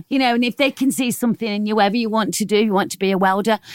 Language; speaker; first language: English; native; English